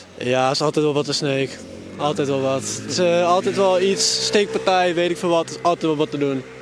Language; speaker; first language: Dutch; native; Dutch